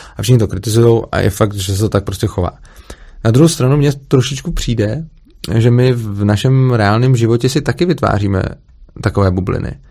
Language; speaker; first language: Czech; native; Czech